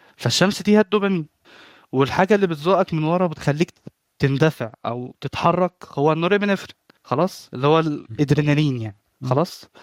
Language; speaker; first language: Arabic; native; Arabic